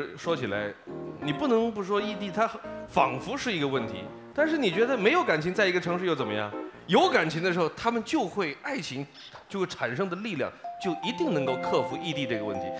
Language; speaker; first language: Chinese; native; Chinese